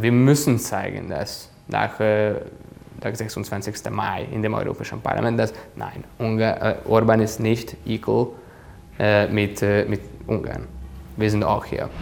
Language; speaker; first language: German; non-native, learner; Hungarian